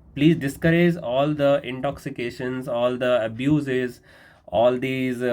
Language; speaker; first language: English; non-native, local second language; Hindi